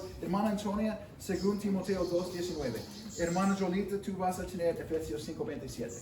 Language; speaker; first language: Spanish; non-native, fluent; English